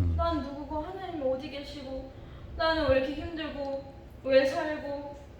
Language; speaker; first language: Korean; early bilingual, heritage; Korean